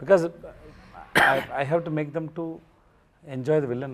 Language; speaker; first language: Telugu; non-native, learner; Tamil